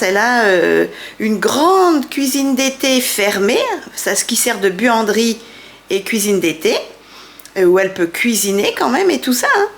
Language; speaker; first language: French; native; French